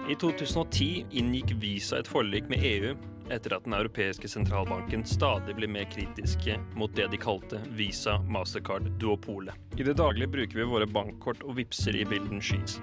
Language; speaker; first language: Norwegian; native; Norwegian